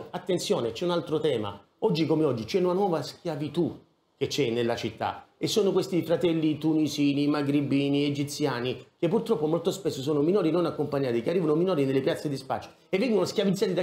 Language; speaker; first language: Italian; native; Italian